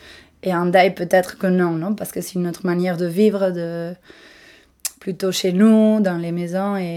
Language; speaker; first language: French; non-native, local second language; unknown